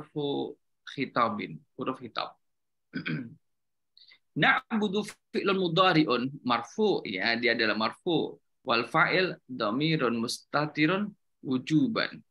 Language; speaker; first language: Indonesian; native; Indonesian